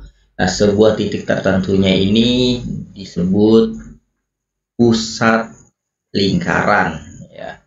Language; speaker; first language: Indonesian; native; Indonesian